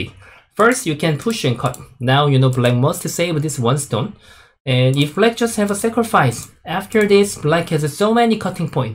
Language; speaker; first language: English; non-native, fluent; Korean